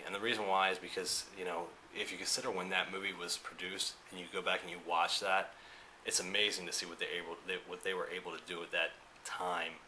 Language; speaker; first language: English; early bilingual, other home language; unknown